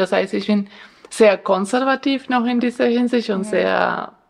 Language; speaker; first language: German; non-native, fluent; Spanish